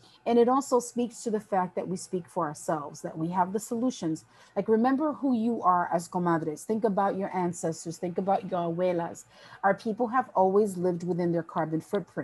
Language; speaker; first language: English; early bilingual, other home language; Spanish